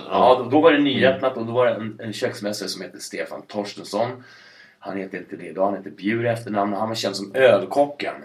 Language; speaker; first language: Swedish; early bilingual, other home language; English